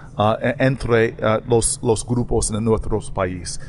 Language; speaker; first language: Spanish; non-native, learner; English